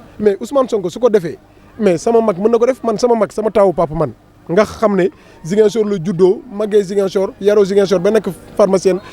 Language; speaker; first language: Wolof; non-native, local second language; Fula